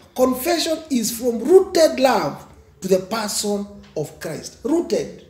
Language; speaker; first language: English; non-native, local second language; Swahili